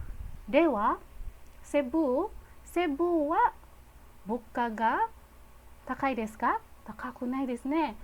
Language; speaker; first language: Japanese; non-native, fluent; Filipino